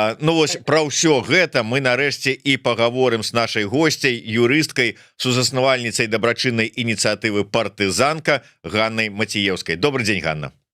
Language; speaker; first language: Belarusian; non-native, local second language; Russian